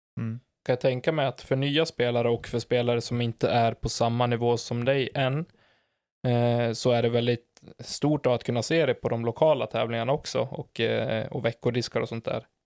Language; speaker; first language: Swedish; native; Swedish